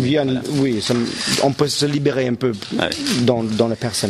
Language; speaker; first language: French; non-native, local second language; English